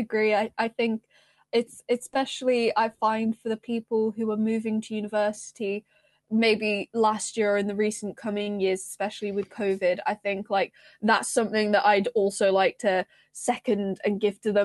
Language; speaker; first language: English; native; English